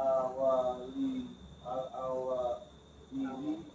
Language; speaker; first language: Arabic; non-native, learner; Indonesian